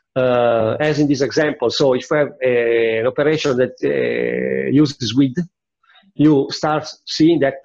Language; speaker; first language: English; non-native, fluent; Italian